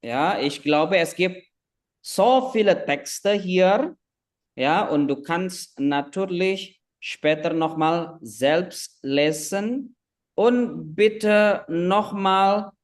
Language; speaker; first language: German; non-native, fluent; Indonesian